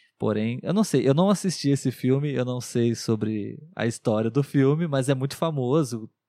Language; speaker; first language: Portuguese; native; Portuguese